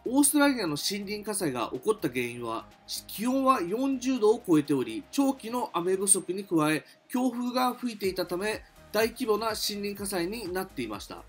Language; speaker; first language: Japanese; native; Japanese